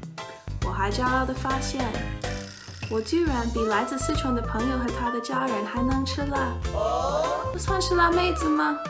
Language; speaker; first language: Chinese; non-native, fluent; English